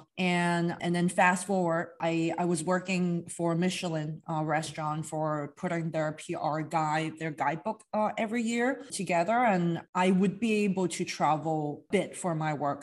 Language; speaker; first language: English; non-native, local second language; Cantonese